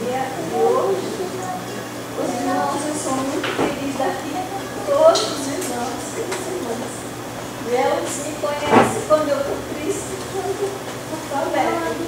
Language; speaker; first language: Portuguese; non-native, fluent; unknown